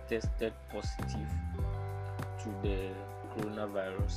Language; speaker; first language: English; non-native, local second language; Akan